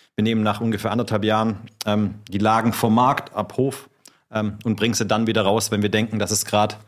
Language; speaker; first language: German; native; German